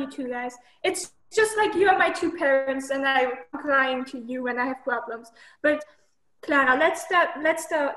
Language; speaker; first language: English; non-native, fluent; German